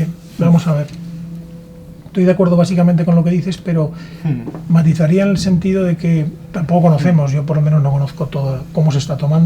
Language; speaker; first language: Spanish; native; Spanish